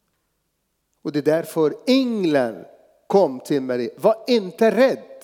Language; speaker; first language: Swedish; non-native, fluent; Arabic